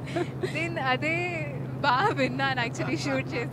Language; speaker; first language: Telugu; non-native, fluent; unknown